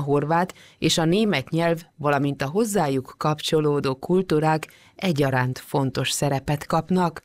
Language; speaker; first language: Hungarian; native; Hungarian